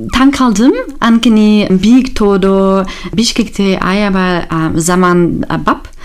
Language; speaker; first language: Kyrgyz; non-native, learner; German